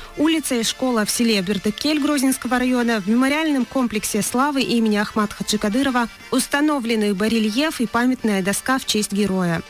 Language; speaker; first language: Russian; non-native, local second language; Chechen